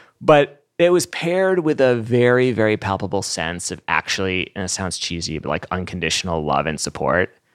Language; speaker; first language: English; native; English